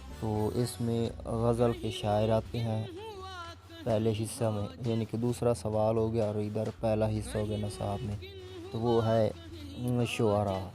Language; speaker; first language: Urdu; non-native, local second language; Punjabi